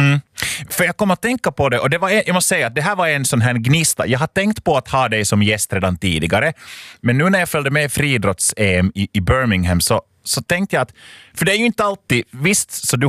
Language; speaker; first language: Swedish; native; Swedish